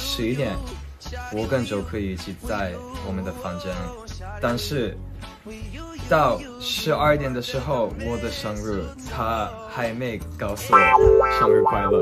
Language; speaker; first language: Chinese; non-native, learner; Japanese